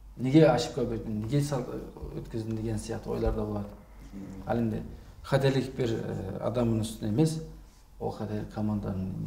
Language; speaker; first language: Kazakh; non-native, fluent; Turkish